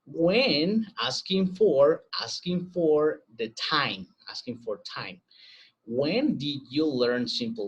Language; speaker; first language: English; non-native, fluent; Spanish